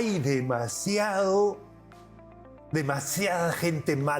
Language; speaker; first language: Spanish; native; Spanish